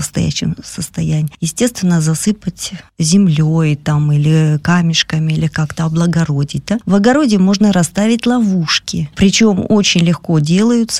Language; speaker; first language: Russian; native; Russian